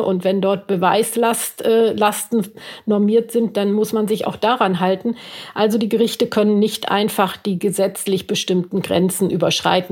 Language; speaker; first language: German; native; German